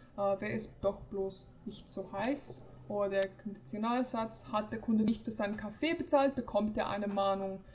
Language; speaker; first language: German; non-native, fluent; English